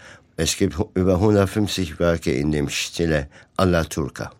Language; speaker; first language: German; non-native, fluent; Turkish